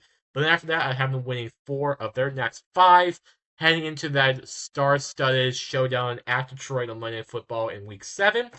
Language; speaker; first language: English; native; English